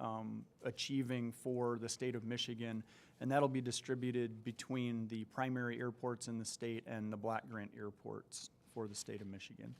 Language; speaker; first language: English; native; English